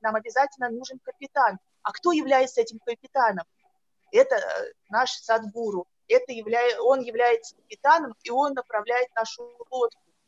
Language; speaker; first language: Russian; native; Russian